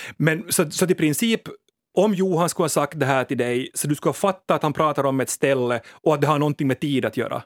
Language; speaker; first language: Swedish; native; Swedish